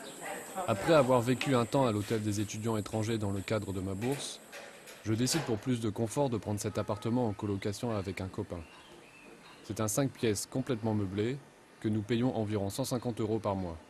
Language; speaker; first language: French; native; French